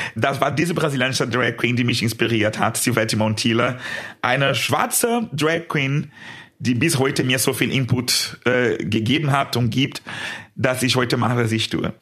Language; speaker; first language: German; non-native, fluent; Portuguese